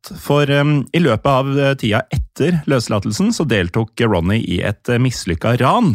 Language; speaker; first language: Norwegian; native; Norwegian